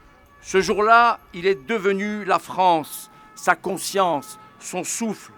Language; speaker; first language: French; native; French